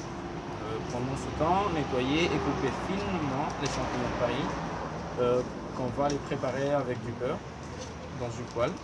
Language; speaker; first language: French; non-native, fluent; Spanish